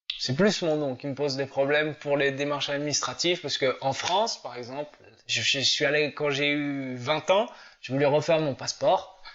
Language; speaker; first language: French; native; French